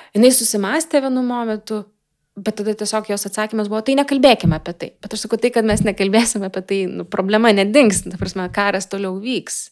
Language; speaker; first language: Lithuanian; non-native, local second language; Russian